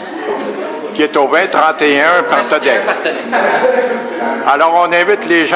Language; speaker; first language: French; native; French